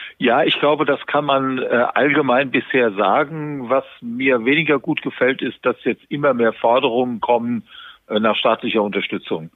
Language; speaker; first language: German; native; German